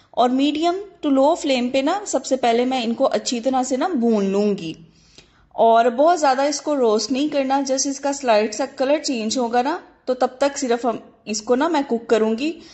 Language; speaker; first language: Urdu; native; Urdu